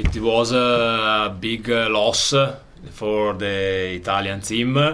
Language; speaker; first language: English; non-native, learner; Italian